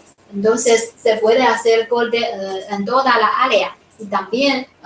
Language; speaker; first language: Spanish; non-native, fluent; Chinese